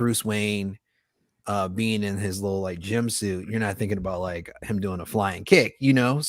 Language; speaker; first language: English; native; English